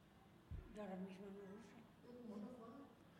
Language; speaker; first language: Spanish; native; Spanish